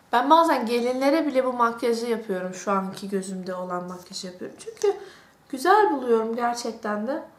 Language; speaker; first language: Turkish; early bilingual, heritage; Turkish